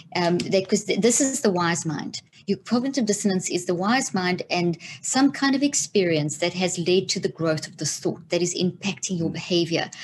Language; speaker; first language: English; native; English